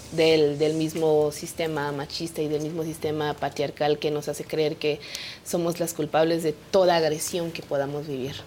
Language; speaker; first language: Spanish; non-native, local second language; Kaqchikel